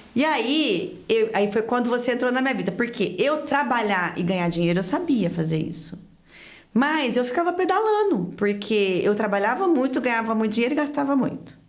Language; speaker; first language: Portuguese; native; Portuguese